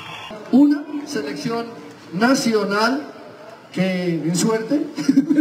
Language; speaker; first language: Spanish; native; Spanish